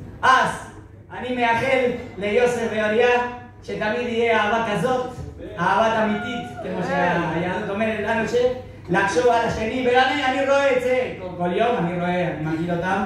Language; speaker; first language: Hebrew; non-native, fluent; Spanish